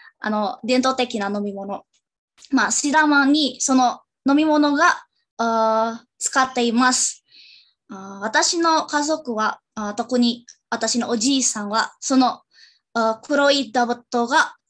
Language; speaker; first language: Japanese; non-native, learner; Indonesian